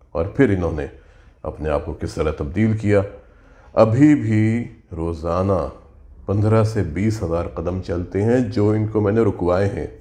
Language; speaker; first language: Urdu; native; Urdu